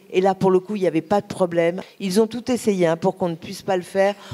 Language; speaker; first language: French; native; French